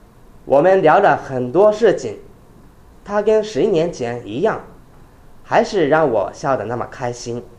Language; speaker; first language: Chinese; non-native, fluent; Japanese